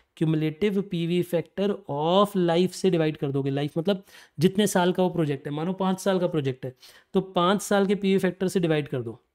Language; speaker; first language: Hindi; native; Hindi